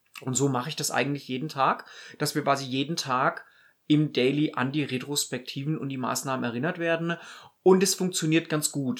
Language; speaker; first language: German; native; German